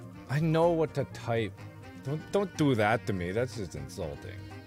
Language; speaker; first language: English; native; English